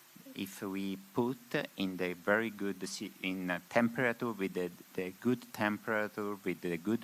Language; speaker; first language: English; non-native, learner; Spanish